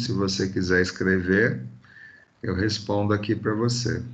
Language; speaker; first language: Portuguese; native; Portuguese